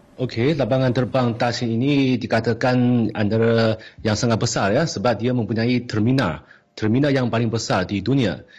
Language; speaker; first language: Malay; non-native, fluent; Chinese